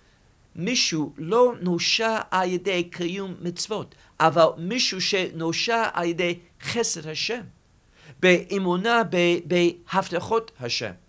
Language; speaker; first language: Hebrew; non-native, fluent; English